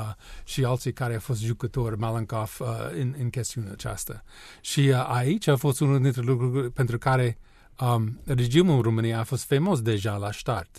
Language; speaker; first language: Romanian; non-native, learner; English